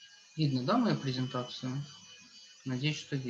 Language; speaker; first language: Russian; native; Russian